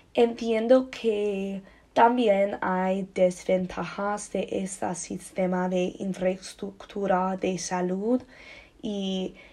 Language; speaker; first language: Spanish; non-native, learner; English